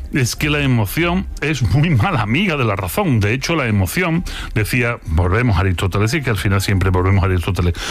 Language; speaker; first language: Spanish; native; Spanish